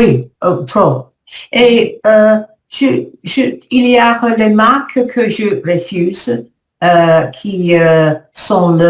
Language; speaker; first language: French; non-native, learner; English